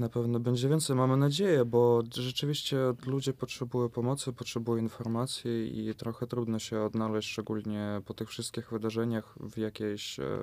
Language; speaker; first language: Polish; non-native, fluent; Russian